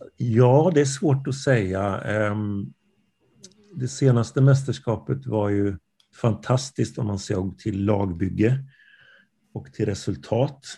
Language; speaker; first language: Swedish; native; Swedish